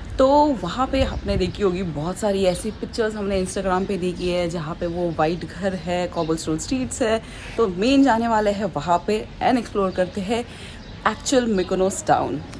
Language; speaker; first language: Hindi; native; Hindi